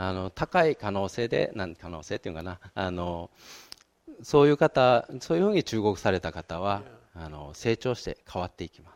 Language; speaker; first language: Japanese; native; Japanese